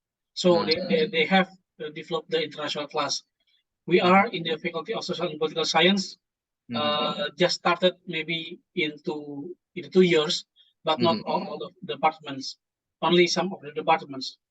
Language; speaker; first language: English; non-native, fluent; Indonesian